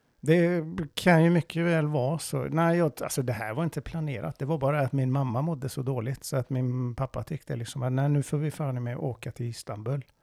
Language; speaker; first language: Swedish; non-native, fluent; Persian